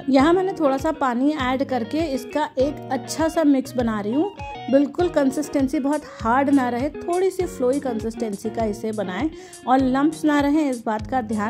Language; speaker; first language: Hindi; native; Hindi